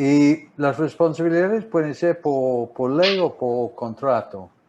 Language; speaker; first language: Spanish; non-native, fluent; English